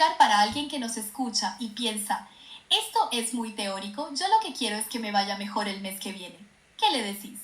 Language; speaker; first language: Spanish; native; Spanish